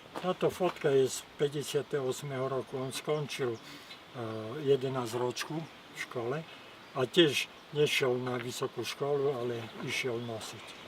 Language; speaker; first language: Slovak; native; Slovak